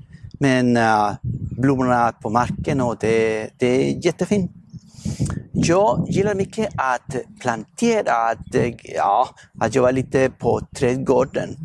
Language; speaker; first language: Swedish; non-native, fluent; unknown